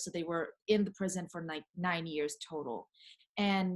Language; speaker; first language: English; native; English